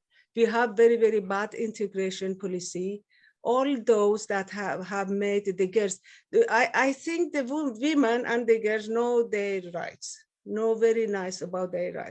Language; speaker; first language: English; non-native, learner; Persian